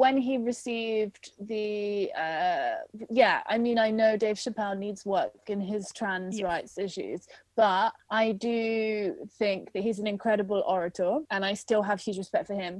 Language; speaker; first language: English; native; English